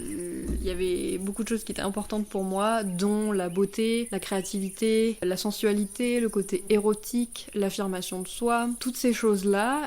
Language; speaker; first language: French; native; French